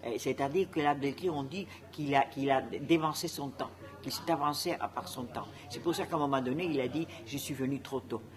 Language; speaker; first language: French; non-native, fluent; Spanish